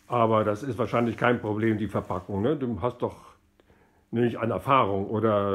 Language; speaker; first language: German; native; German